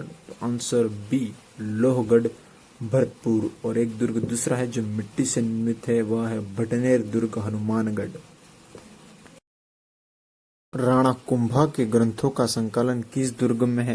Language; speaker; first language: Hindi; native; Hindi